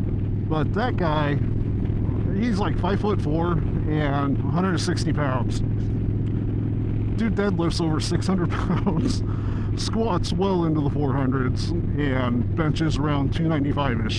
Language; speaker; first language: English; native; English